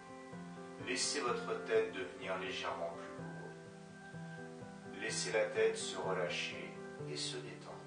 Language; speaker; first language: French; native; French